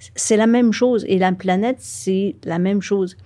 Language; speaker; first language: French; native; French